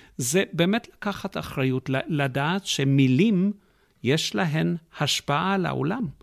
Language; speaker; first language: Hebrew; non-native, fluent; English